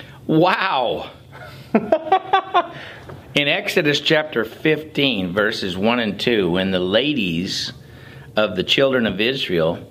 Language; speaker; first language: English; native; English